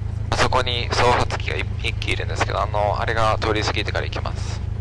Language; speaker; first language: Japanese; native; Japanese